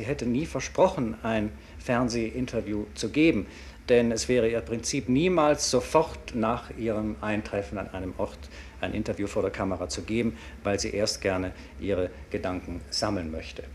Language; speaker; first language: German; native; German